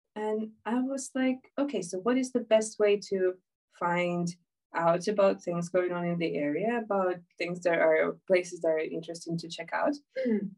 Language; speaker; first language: English; non-native, fluent; Ukrainian